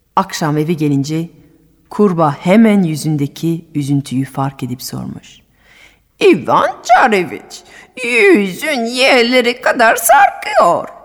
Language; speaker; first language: Turkish; non-native, fluent; French